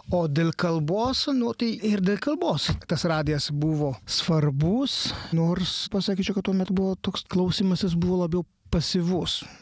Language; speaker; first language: Lithuanian; non-native, fluent; Italian